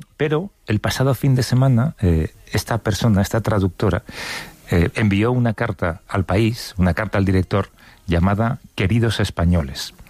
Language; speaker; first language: Spanish; native; Spanish